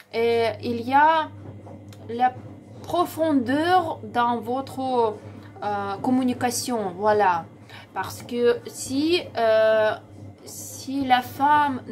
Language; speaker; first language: French; non-native, learner; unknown